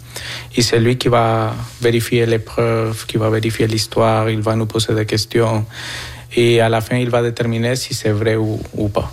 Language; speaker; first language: French; non-native, fluent; Spanish